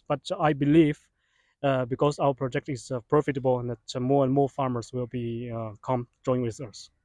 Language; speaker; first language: English; non-native, fluent; Chinese